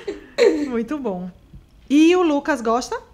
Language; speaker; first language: Portuguese; native; Portuguese